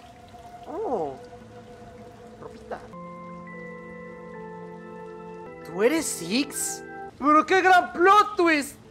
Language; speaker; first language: Spanish; native; Spanish